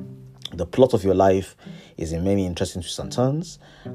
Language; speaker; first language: English; non-native, local second language; Yoruba